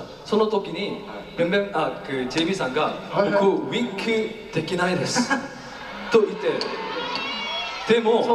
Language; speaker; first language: Japanese; non-native, learner; Korean